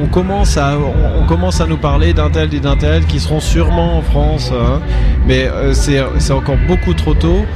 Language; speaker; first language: French; native; French